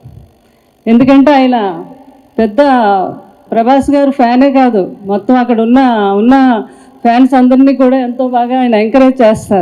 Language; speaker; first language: Telugu; native; Telugu